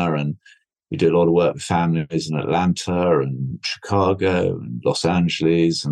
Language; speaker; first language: English; native; English